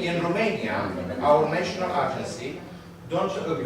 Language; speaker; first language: English; non-native, learner; Romanian